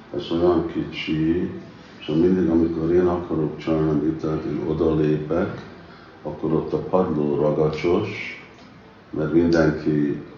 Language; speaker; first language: Hungarian; early bilingual, heritage; Hungarian